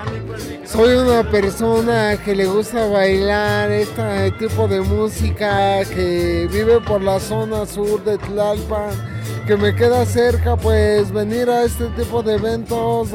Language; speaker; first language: Spanish; native; Spanish